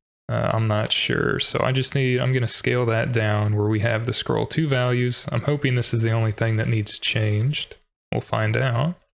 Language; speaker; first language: English; native; English